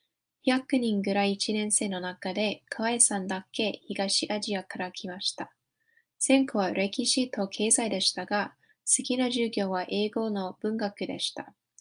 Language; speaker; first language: Japanese; non-native, learner; English